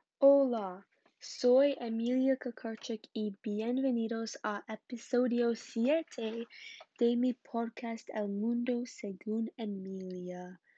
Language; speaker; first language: Spanish; non-native, learner; English